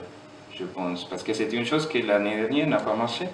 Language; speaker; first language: French; non-native, fluent; German